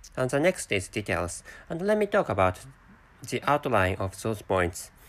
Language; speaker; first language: English; non-native, fluent; Japanese